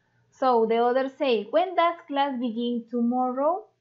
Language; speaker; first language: English; non-native, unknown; Spanish